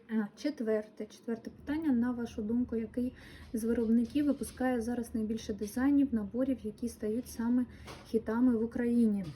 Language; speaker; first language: Ukrainian; non-native, local second language; Russian